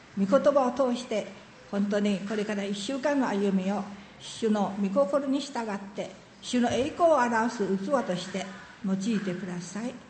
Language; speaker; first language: Japanese; non-native, fluent; Min Nan Chinese